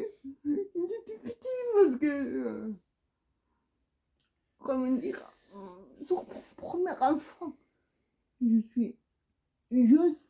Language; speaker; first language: French; non-native, learner; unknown